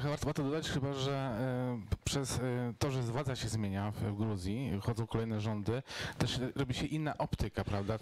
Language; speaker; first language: Polish; native; Polish